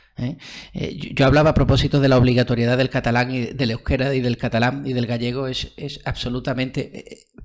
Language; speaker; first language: Spanish; native; Spanish